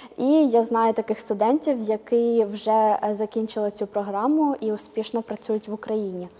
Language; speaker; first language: Ukrainian; native; Ukrainian